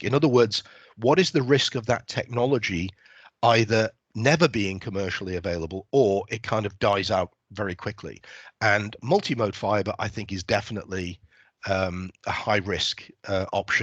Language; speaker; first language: English; native; English